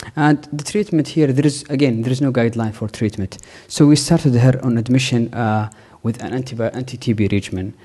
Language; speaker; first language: English; non-native, fluent; Arabic